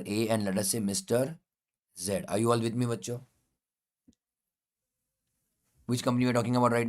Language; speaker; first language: English; non-native, local second language; Hindi